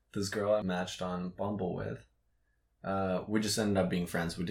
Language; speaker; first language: English; non-native, fluent; Russian